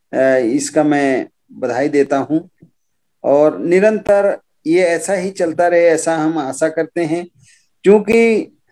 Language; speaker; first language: Hindi; native; Hindi